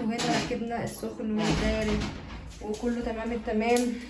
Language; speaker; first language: Arabic; native; Arabic